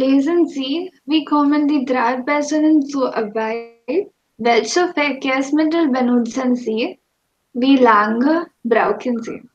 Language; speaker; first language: German; non-native, fluent; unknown